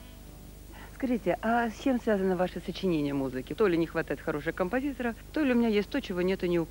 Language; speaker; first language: Russian; native; Russian